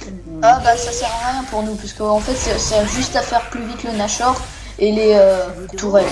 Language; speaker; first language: French; native; French